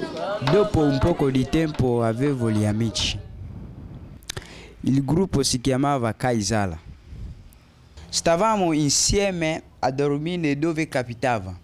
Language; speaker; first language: Italian; non-native, learner; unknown